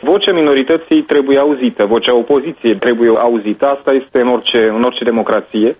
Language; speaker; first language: Romanian; native; Romanian